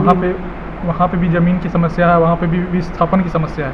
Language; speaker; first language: Hindi; native; Hindi